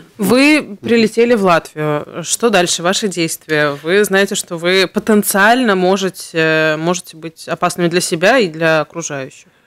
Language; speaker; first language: Russian; native; Russian